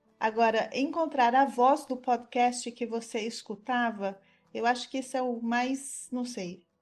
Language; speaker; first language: Portuguese; native; Portuguese